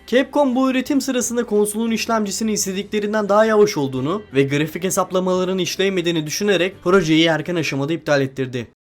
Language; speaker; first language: Turkish; native; Turkish